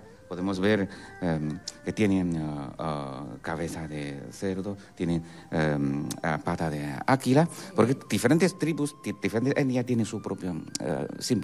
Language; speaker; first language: Spanish; non-native, fluent; Chinese